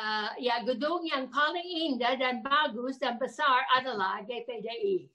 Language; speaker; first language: Indonesian; non-native, fluent; English